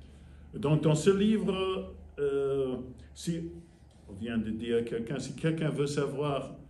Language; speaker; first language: French; non-native, fluent; English